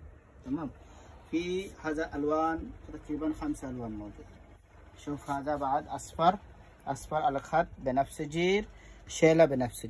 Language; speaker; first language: Arabic; non-native, learner; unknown